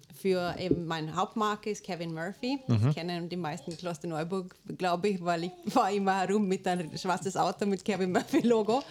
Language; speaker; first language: German; non-native, fluent; Swedish